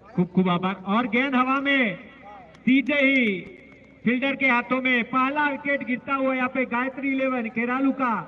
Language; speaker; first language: Hindi; non-native, local second language; Gujarati